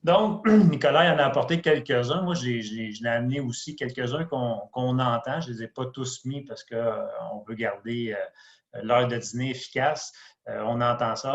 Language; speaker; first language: French; native; French